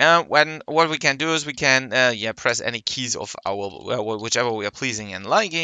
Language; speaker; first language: English; non-native, fluent; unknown